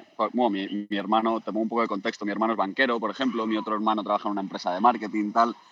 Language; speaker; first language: Spanish; native; Spanish